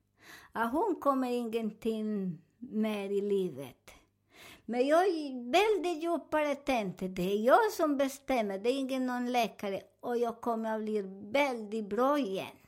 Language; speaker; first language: Swedish; non-native, learner; Spanish